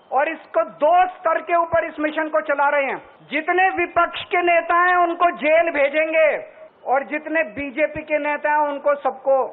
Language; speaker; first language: Hindi; native; Hindi